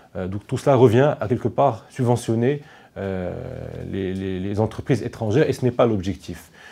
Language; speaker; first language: French; non-native, local second language; Arabic